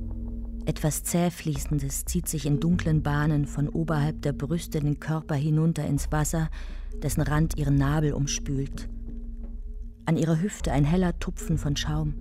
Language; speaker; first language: German; native; German